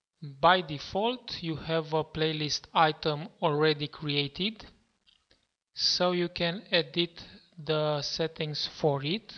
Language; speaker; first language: English; non-native, fluent; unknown